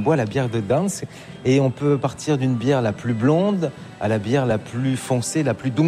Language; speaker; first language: French; native; French